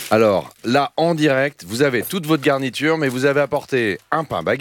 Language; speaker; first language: French; native; French